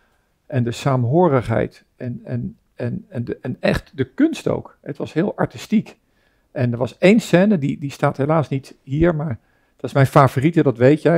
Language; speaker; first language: Dutch; native; Dutch